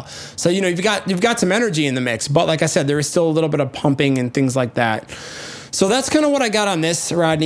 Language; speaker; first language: English; native; English